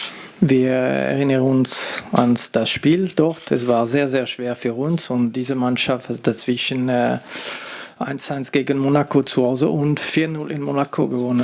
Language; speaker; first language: German; non-native, fluent; French